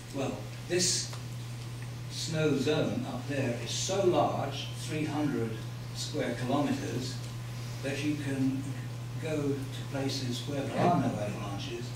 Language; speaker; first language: English; native; English